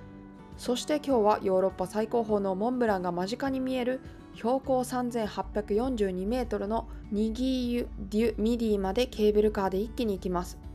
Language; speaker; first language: Japanese; native; Japanese